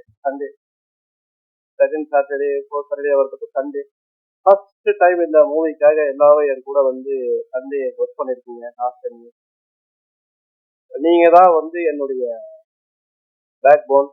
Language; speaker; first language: Tamil; native; Tamil